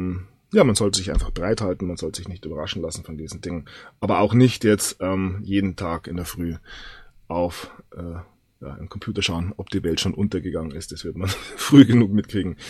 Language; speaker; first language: German; native; German